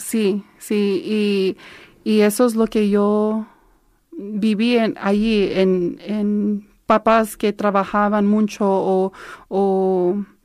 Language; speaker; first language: Spanish; early bilingual, heritage; Spanish